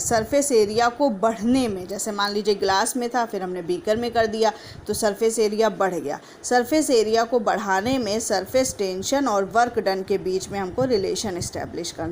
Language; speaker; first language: Hindi; native; Hindi